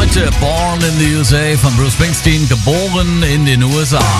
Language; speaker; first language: German; native; German